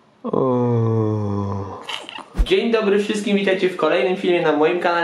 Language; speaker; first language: Polish; native; Polish